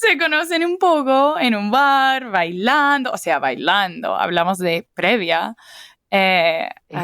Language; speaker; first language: Spanish; early bilingual, heritage; English